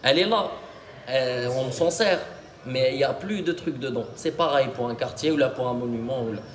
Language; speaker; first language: French; non-native, local second language; Arabic